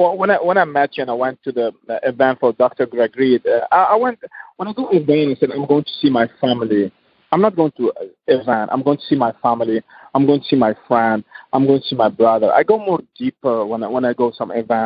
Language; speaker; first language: English; non-native, learner; Arabic